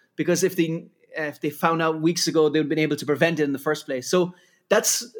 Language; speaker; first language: English; native; English